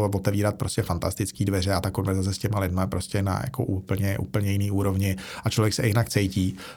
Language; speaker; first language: Czech; native; Czech